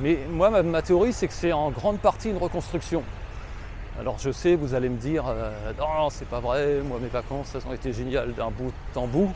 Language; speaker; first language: French; native; French